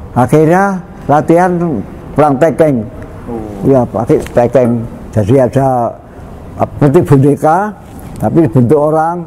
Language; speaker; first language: Indonesian; non-native, local second language; Javanese